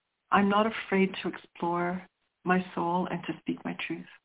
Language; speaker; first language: English; early bilingual, other home language; Sicilian